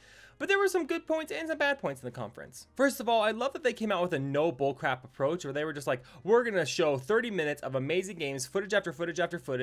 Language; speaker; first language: English; native; English